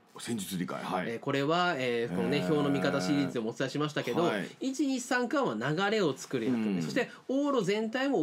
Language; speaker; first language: Japanese; native; Japanese